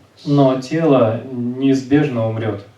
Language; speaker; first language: Russian; native; Russian